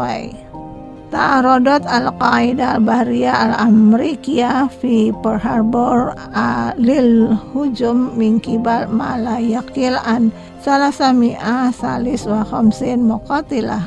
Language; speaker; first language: Arabic; non-native, fluent; Indonesian